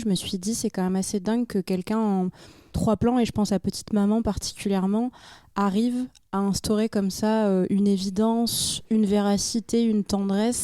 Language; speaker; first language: French; native; French